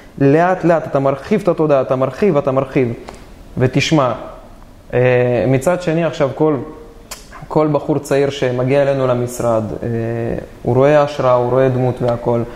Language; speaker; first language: Hebrew; native; Hebrew